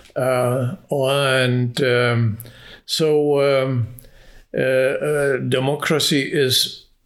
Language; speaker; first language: English; non-native, fluent; Hungarian